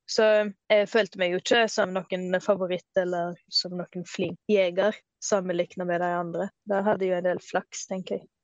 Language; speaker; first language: Norwegian; native; Norwegian